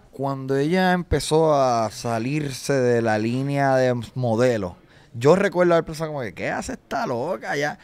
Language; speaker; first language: Spanish; native; Spanish